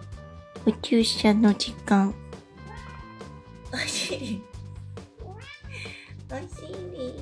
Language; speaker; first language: Japanese; native; Japanese